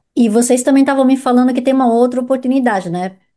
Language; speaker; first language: Portuguese; native; Portuguese